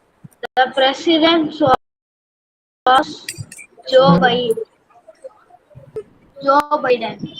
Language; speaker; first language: English; non-native, learner; Tamil